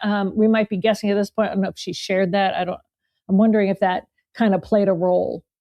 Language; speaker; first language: English; native; English